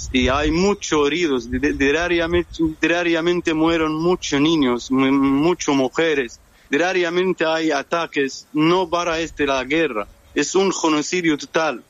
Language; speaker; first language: Spanish; non-native, fluent; Arabic